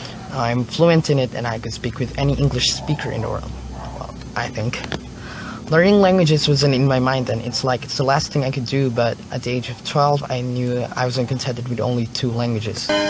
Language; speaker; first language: English; non-native, local second language; Filipino